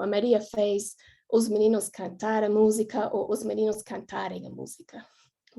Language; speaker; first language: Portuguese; non-native, fluent; English